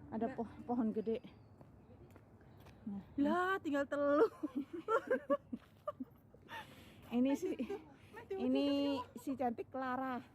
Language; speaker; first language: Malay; non-native, local second language; Javanese